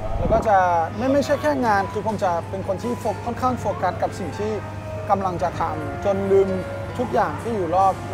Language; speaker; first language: Thai; early bilingual, other home language; French